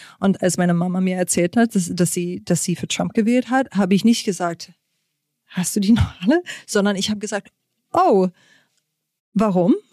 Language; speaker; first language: German; non-native, fluent; English